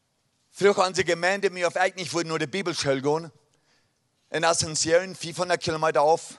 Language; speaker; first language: German; early bilingual, heritage; Plautdietsch